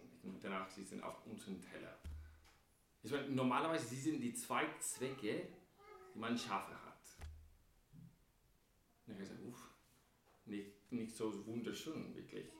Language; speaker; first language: German; non-native, fluent; English